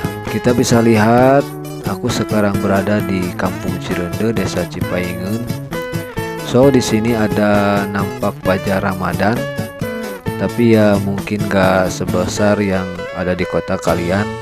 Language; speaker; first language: Indonesian; non-native, local second language; Sundanese